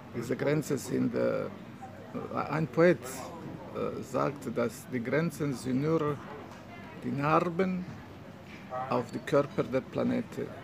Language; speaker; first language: German; non-native, learner; Bosnian